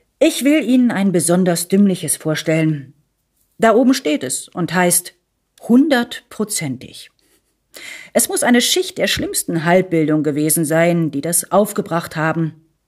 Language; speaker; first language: German; early bilingual, other home language; Italian